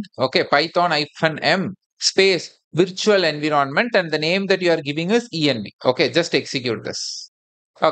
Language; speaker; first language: English; non-native, local second language; Tamil